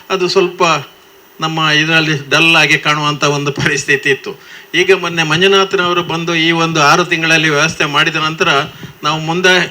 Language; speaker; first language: Kannada; native; Kannada